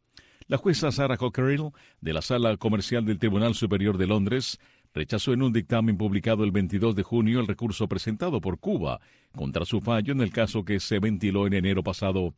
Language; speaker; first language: Spanish; native; Spanish